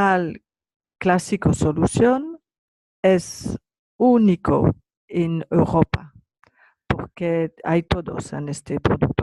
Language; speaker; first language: Spanish; non-native, learner; French